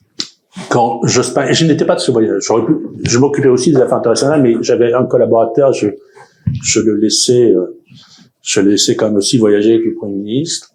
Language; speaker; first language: French; native; French